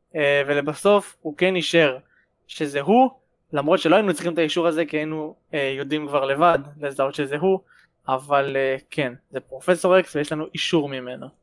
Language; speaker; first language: Hebrew; native; Hebrew